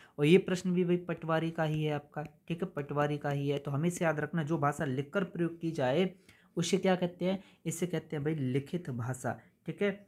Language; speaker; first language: Hindi; native; Hindi